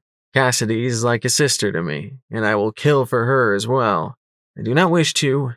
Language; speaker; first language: English; native; English